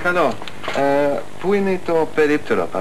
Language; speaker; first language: Greek; non-native, learner; English